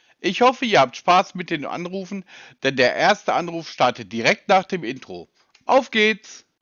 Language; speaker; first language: German; native; German